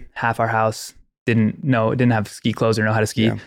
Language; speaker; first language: English; native; English